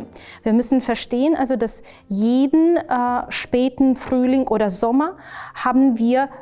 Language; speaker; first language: German; non-native, fluent; Ukrainian